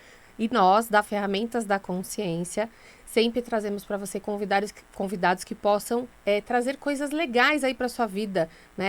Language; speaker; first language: Portuguese; native; Portuguese